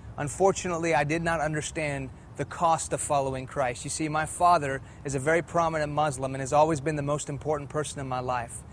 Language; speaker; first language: English; early bilingual, other home language; Persian